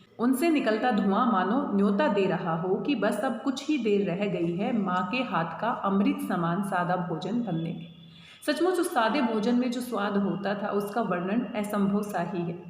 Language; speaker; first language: Hindi; native; Hindi